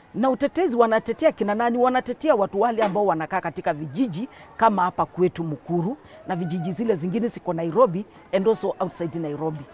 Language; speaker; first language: Swahili; non-native, local second language; Kamba